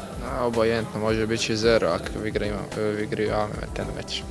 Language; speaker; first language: Polish; non-native, learner; Croatian